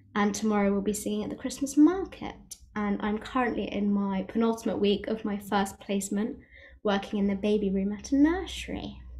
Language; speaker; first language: English; native; English